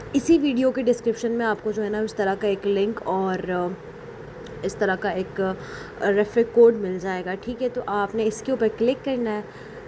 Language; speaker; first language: Urdu; native; Urdu